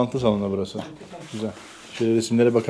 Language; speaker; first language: Turkish; native; Turkish